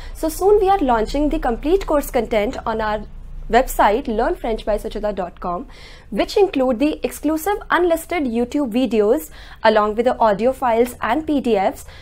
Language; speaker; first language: English; non-native, local second language; Hindi